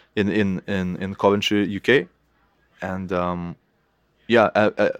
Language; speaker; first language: English; non-native, fluent; Lithuanian